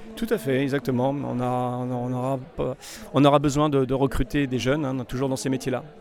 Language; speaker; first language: French; native; French